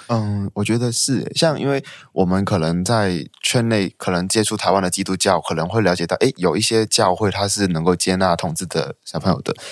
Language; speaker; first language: Chinese; non-native, local second language; Cantonese